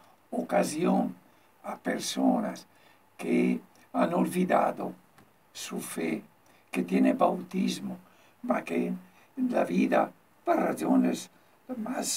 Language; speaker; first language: Spanish; non-native, learner; Italian